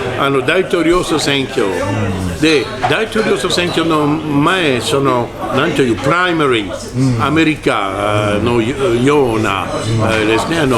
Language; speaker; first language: Japanese; non-native, learner; French